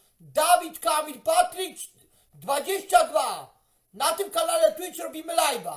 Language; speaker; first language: Polish; native; Polish